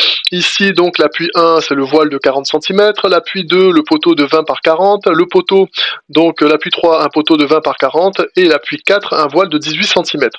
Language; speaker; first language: French; native; French